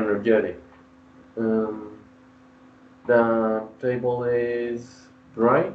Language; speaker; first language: English; non-native, learner; Spanish